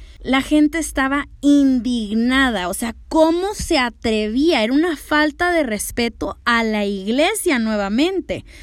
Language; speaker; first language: Spanish; native; Spanish